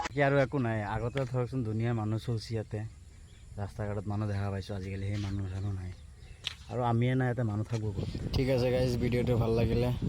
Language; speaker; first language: Assamese; non-native, local second language; Bangla